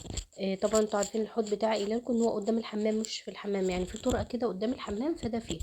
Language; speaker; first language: Arabic; native; Arabic